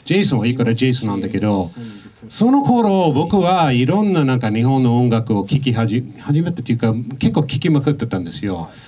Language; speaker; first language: Japanese; non-native, fluent; English